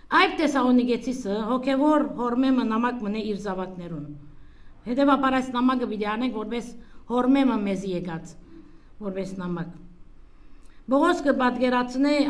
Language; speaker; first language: Armenian; native; Armenian